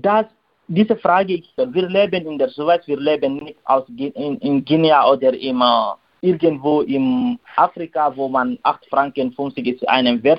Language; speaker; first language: German; non-native, learner; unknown